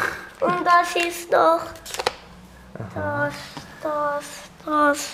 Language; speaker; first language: German; early bilingual, other home language; Persian